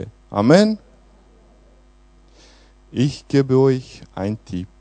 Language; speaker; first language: German; non-native, fluent; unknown